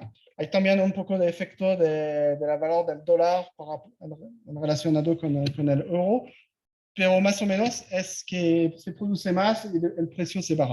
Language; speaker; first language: Spanish; non-native, fluent; French